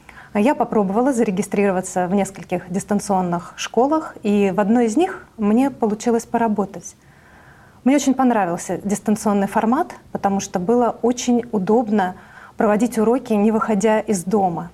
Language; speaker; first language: Russian; native; Russian